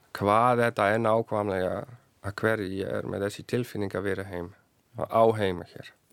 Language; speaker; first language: Icelandic; non-native, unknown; Dutch